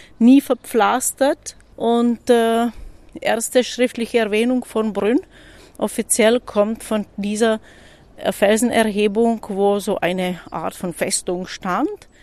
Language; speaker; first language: German; non-native, fluent; Czech